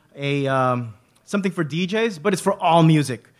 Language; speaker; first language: English; native; English